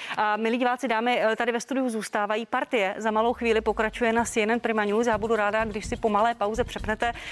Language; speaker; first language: Czech; native; Czech